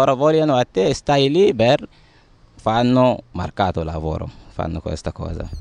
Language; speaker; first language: Italian; non-native, learner; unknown